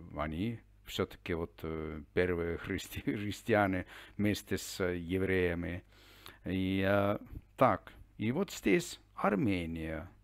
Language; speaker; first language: Russian; non-native, fluent; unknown